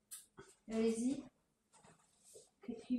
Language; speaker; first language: French; native; French